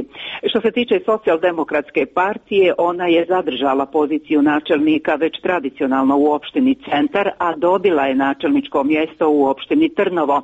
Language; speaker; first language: Croatian; native; Croatian